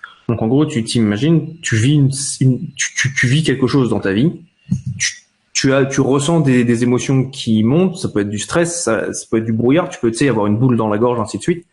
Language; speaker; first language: French; native; French